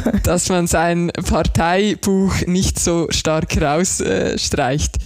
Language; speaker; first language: German; native; German